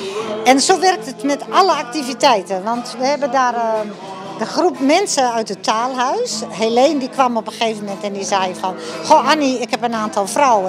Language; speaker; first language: Dutch; native; Dutch